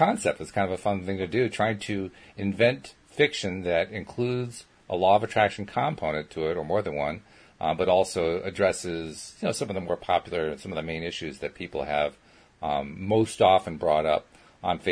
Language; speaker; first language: English; native; English